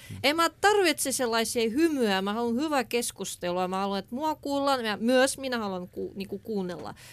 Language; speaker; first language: Finnish; non-native, fluent; Russian